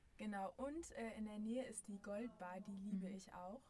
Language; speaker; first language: German; native; German